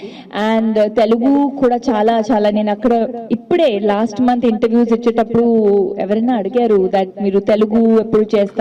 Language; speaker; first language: Telugu; non-native, local second language; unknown